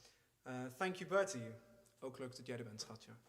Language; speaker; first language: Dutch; non-native, fluent; English